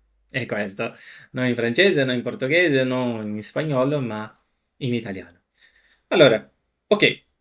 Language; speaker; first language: Italian; non-native, fluent; Portuguese